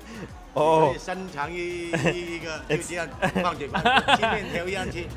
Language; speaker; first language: Chinese; native; Chinese